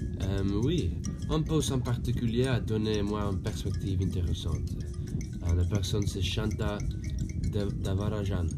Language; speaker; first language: French; non-native, learner; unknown